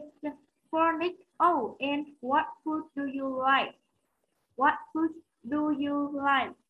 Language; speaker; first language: English; non-native, learner; Vietnamese